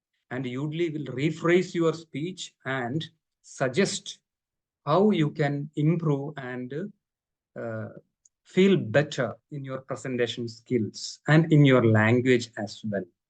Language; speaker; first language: English; non-native, local second language; Malayalam